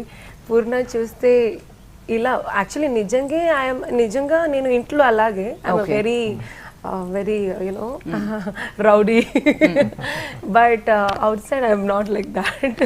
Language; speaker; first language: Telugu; non-native, learner; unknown